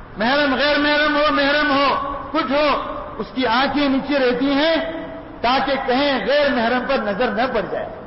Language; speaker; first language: Urdu; non-native, local second language; Konkani